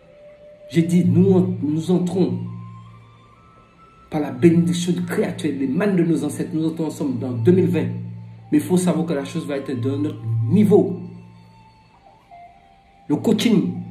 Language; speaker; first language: French; non-native, local second language; Fon